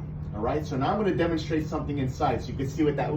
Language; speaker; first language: English; native; English